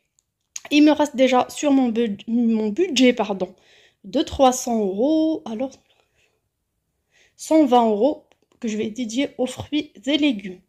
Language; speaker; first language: French; native; French